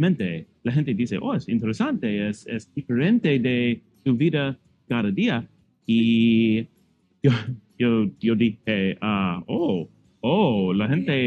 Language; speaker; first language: Spanish; non-native, learner; English